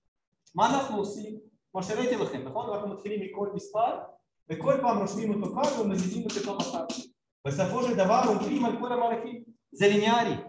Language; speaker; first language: Hebrew; non-native, fluent; Russian